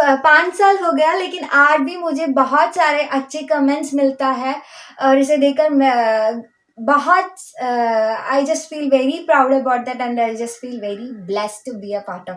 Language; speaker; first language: Hindi; non-native, local second language; Malayalam